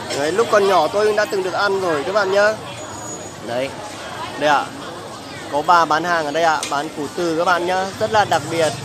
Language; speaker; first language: Vietnamese; native; Vietnamese